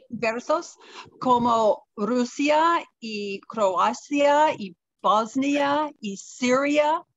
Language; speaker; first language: Spanish; non-native, learner; English